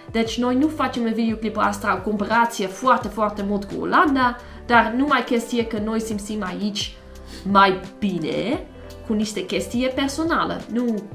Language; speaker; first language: Romanian; non-native, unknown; Dutch